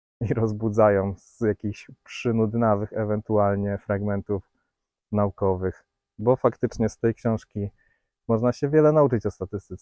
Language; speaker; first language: Polish; native; Polish